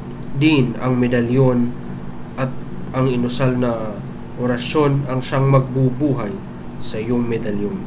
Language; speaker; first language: Filipino; native; Filipino